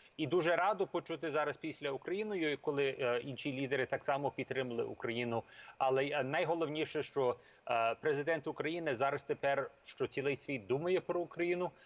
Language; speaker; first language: Ukrainian; early bilingual, heritage; English